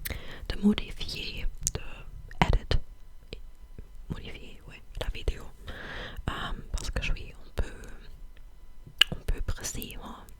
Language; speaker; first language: French; non-native, fluent; English